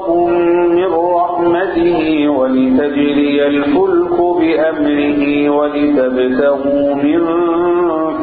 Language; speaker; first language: Arabic; native; Arabic